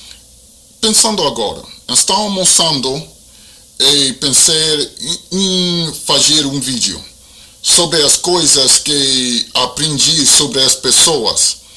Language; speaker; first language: Portuguese; non-native, learner; English